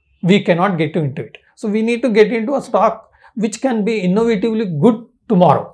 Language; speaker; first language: English; non-native, local second language; Telugu